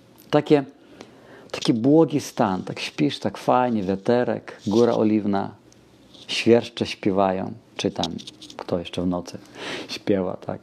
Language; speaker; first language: Polish; non-native, fluent; Russian